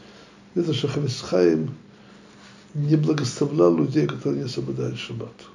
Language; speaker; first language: Russian; native; Russian